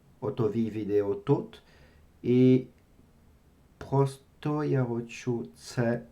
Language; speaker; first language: Polish; non-native, learner; French